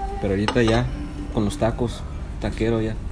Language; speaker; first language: Spanish; early bilingual, heritage; Spanish